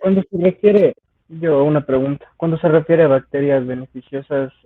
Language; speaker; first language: Spanish; native; Spanish